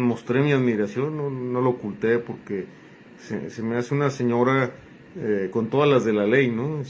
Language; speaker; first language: Spanish; native; Spanish